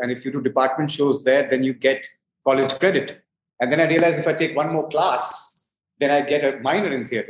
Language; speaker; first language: English; non-native, local second language; Hindi